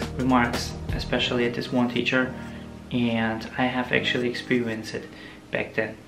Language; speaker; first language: English; non-native, fluent; Russian